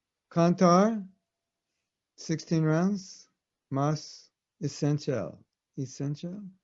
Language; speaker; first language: Spanish; non-native, learner; English